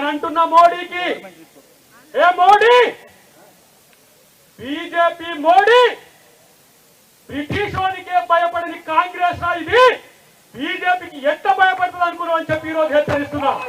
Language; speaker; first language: Telugu; native; Telugu